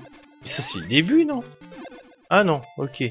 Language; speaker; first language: French; native; French